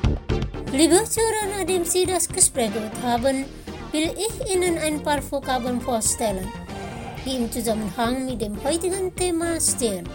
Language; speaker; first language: German; non-native, fluent; Indonesian